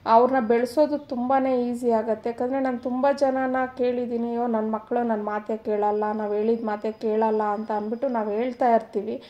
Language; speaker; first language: Kannada; non-native, local second language; Telugu